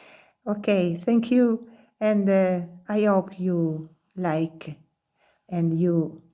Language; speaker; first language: English; non-native, learner; Italian